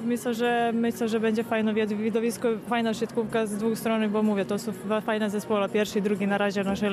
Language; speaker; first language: Polish; non-native, fluent; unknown